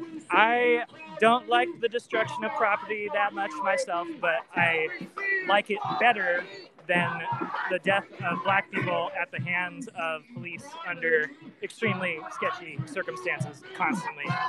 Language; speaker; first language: English; native; English